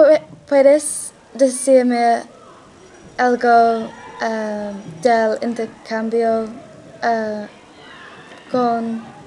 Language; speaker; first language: Spanish; non-native, learner; English